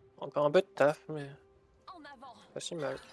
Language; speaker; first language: French; native; French